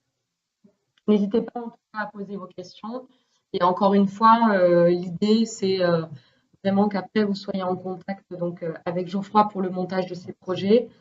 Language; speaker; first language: French; native; French